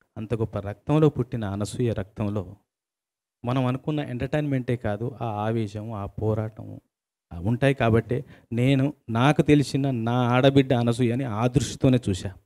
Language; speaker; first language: Telugu; native; Telugu